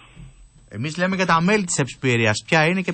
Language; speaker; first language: Greek; native; Greek